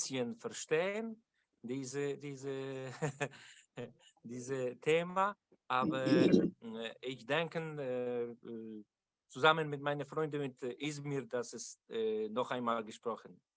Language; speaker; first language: German; non-native, learner; Turkish